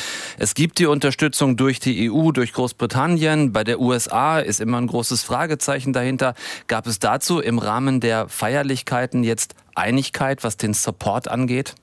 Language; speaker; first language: German; native; German